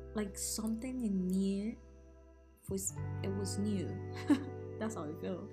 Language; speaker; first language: English; non-native, learner; Spanish